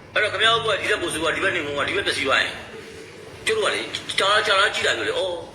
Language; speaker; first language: Burmese; native; Burmese